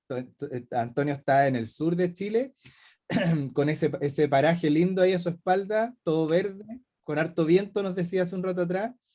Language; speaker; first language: Spanish; native; Spanish